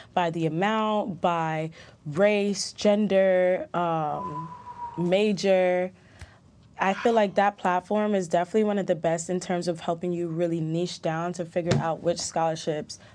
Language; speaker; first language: English; native; English